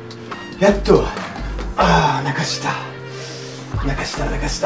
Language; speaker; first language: Japanese; non-native, learner; French